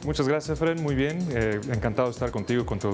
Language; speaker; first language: Spanish; native; Spanish